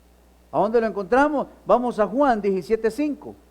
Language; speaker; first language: Spanish; native; Spanish